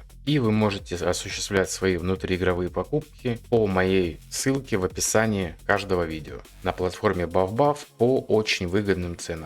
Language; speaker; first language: Russian; native; Russian